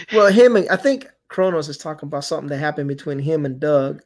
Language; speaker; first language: English; non-native, fluent; Spanish